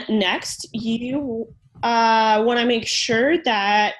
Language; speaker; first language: English; non-native, fluent; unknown